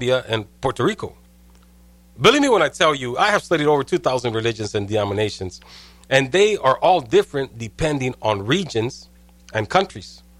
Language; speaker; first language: Spanish; early bilingual, heritage; Spanish